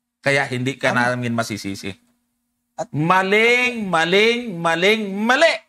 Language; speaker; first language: Filipino; non-native, local second language; Cebuano